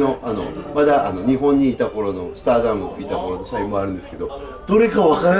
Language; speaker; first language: Japanese; native; Japanese